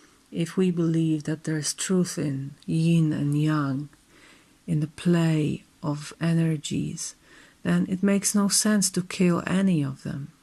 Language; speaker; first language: English; non-native, fluent; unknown